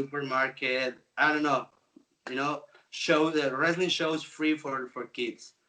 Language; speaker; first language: English; non-native, local second language; Spanish